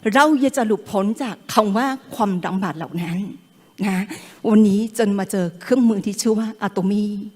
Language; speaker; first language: Thai; non-native, local second language; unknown